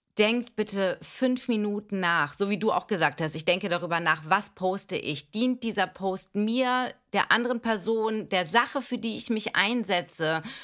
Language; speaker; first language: German; early bilingual, other home language; Greek